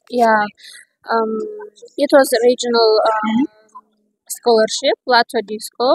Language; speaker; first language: English; non-native, learner; Kazakh